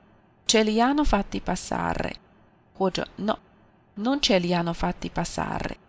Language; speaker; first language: Italian; non-native, fluent; Chinese